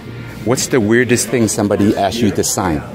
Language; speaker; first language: English; native; English